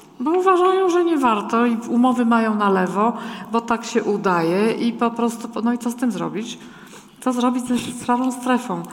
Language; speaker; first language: Polish; native; Polish